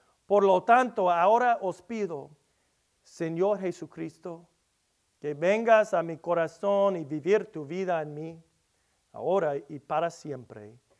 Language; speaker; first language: Spanish; non-native, learner; English